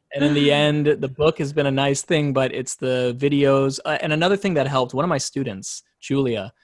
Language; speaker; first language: English; native; English